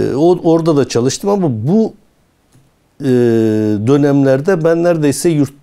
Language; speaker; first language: Turkish; native; Turkish